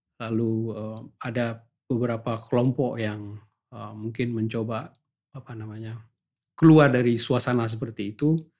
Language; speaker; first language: Indonesian; non-native, local second language; Achinese